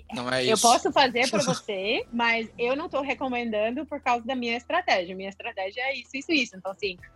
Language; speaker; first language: Portuguese; non-native, fluent; English